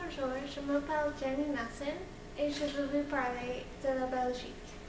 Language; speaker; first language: French; non-native, learner; English